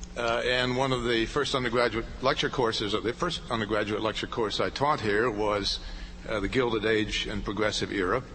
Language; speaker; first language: English; native; English